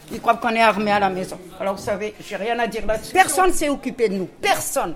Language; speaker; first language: French; non-native, local second language; Arabic